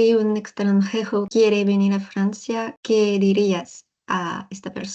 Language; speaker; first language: Spanish; non-native, learner; French